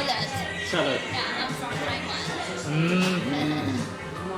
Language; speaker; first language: English; non-native, learner; Chinese